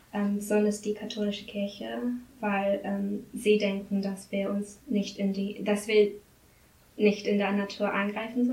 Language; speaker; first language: German; non-native, learner; English